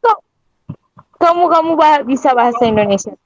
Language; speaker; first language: Indonesian; non-native, local second language; Minangkabau